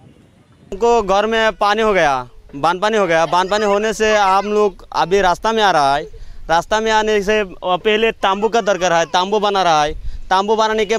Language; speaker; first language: Hindi; non-native, local second language; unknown